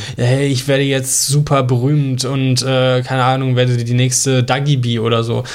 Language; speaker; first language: German; native; German